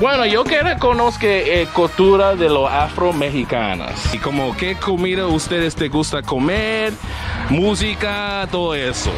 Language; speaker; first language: Spanish; non-native, learner; English